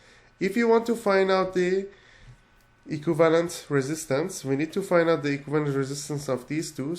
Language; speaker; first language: English; non-native, fluent; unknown